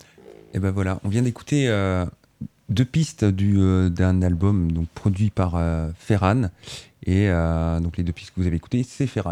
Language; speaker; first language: French; native; French